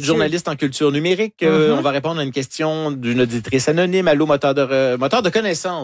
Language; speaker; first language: French; native; French